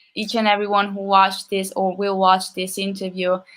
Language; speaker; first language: English; non-native, fluent; Italian